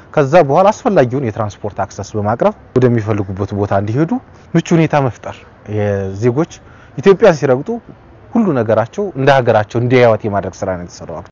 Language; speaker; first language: Amharic; native; Amharic